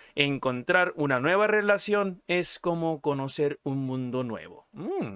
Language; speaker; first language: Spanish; non-native, fluent; Korean